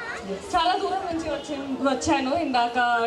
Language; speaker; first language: Telugu; non-native, learner; Bangla